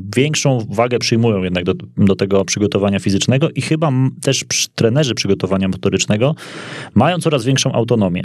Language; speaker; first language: Polish; native; Polish